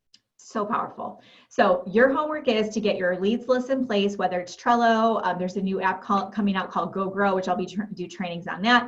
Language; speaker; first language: English; native; English